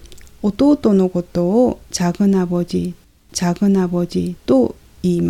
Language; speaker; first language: Japanese; non-native, fluent; Korean